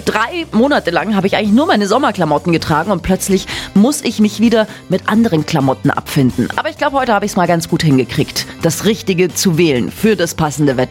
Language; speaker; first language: German; native; German